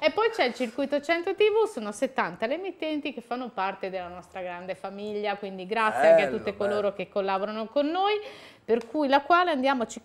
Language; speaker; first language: Italian; native; Italian